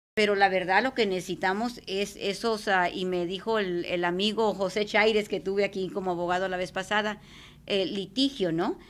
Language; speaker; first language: Spanish; native; Spanish